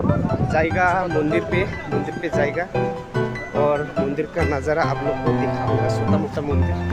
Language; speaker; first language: Hindi; non-native, local second language; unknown